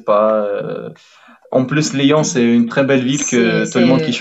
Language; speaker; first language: French; non-native, fluent; Ukrainian